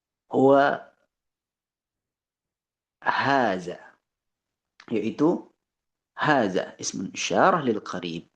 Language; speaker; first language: Arabic; non-native, fluent; Indonesian